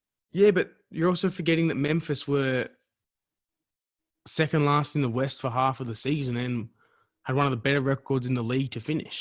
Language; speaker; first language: English; native; English